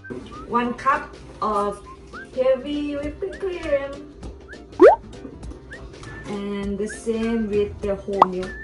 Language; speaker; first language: English; non-native, learner; Thai